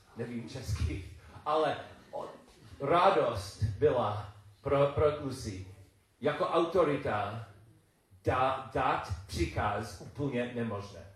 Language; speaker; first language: Czech; non-native, learner; English